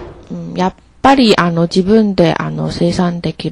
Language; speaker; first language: Japanese; non-native, learner; Chinese